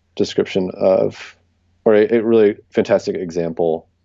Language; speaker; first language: English; native; English